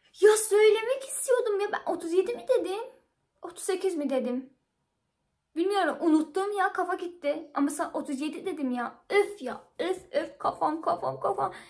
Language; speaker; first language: Turkish; non-native, fluent; Persian